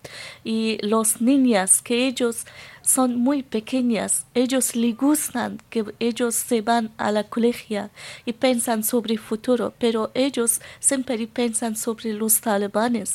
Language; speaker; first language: Spanish; non-native, learner; Persian